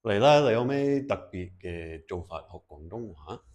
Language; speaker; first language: Cantonese; non-native, fluent; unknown